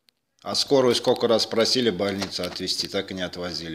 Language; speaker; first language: Russian; native; Russian